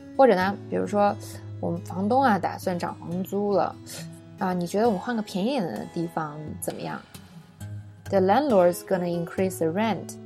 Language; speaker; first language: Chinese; native; Chinese